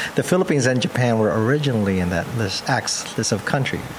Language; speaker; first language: English; non-native, local second language; Pampanga